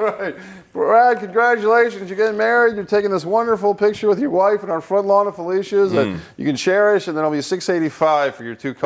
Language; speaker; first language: English; native; English